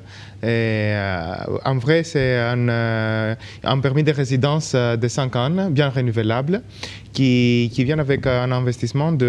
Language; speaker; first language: French; non-native, local second language; Greek